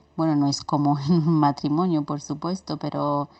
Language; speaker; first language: Spanish; non-native, fluent; Romanian